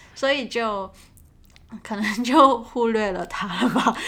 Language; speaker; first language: Chinese; non-native, fluent; Cantonese